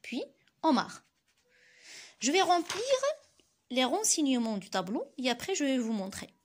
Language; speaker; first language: French; non-native, local second language; Arabic